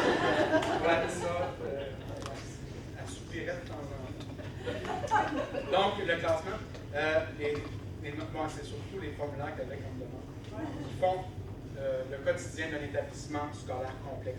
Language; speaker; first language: French; native; French